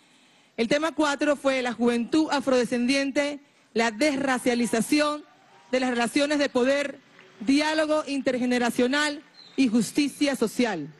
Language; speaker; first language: Spanish; native; Spanish